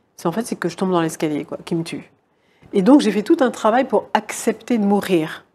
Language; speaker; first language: French; native; French